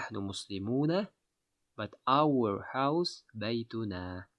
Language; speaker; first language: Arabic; non-native, fluent; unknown